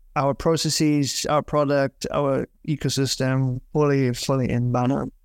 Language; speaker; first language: English; non-native, fluent; German